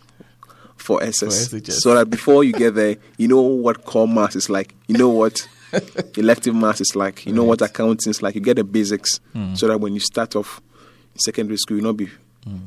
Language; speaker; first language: English; non-native, local second language; Ga